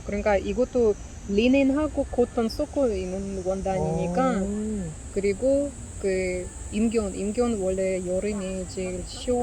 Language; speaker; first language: Korean; non-native, learner; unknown